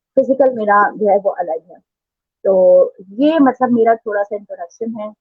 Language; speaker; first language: Urdu; native; Urdu